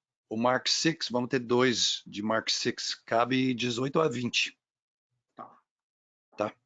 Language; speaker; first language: Portuguese; non-native, fluent; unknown